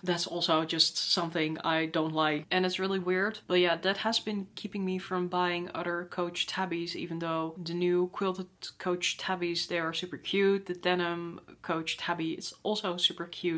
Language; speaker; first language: English; non-native, fluent; Dutch